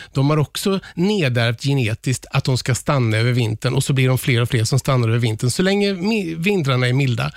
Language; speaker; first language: Swedish; native; Swedish